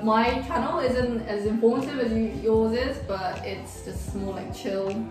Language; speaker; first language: English; early bilingual, other home language; Korean